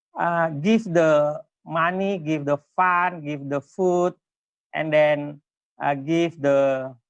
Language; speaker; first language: English; non-native, local second language; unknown